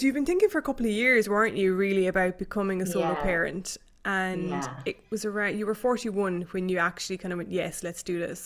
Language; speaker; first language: English; native; English